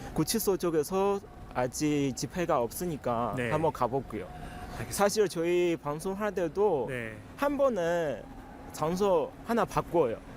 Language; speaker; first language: Korean; non-native, fluent; Cantonese